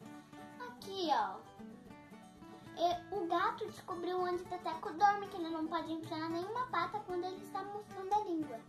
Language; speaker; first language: Portuguese; native; Portuguese